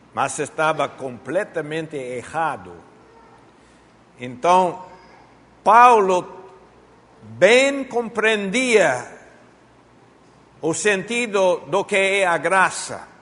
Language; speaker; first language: Portuguese; non-native, fluent; Spanish